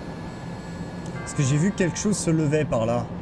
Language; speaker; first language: French; native; French